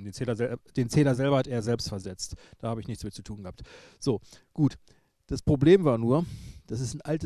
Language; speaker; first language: German; native; German